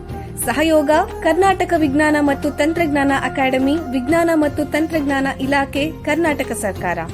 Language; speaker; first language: Kannada; native; Kannada